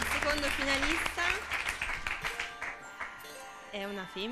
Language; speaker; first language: Italian; non-native, fluent; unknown